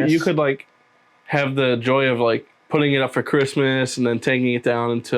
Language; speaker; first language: English; native; English